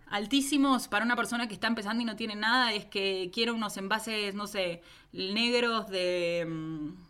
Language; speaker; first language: Spanish; native; Spanish